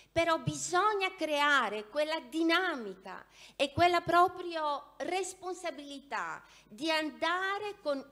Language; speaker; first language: Italian; non-native, fluent; Greek